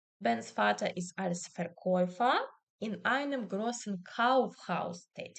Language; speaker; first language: German; non-native, learner; Ukrainian